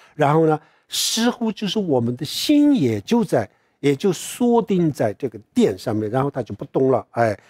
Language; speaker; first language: Chinese; non-native, local second language; Tibetan